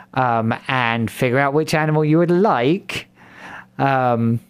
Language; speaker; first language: English; native; English